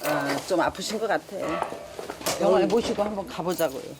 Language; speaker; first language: Korean; native; Korean